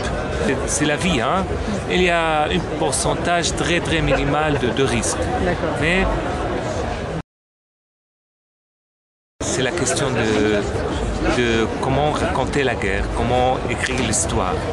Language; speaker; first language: French; non-native, local second language; Arabic